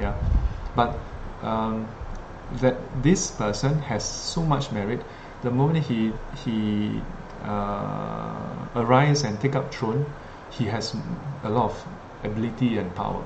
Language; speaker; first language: English; native; English